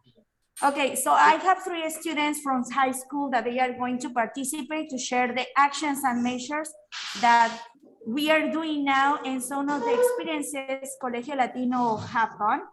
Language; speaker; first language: English; non-native, fluent; Spanish